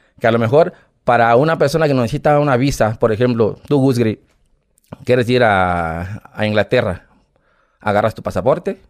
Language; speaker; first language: Spanish; non-native, fluent; Portuguese